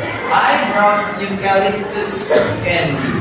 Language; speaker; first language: English; non-native, local second language; Javanese